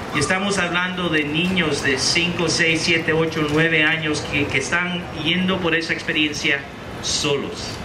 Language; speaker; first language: Spanish; early bilingual, heritage; Spanish